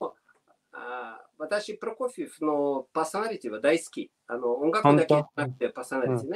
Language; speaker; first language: Japanese; non-native, learner; Russian